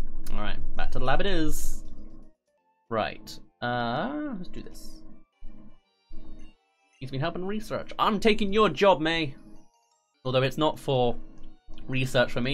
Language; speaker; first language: English; native; English